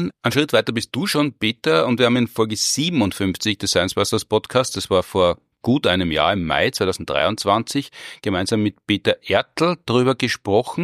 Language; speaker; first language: German; native; German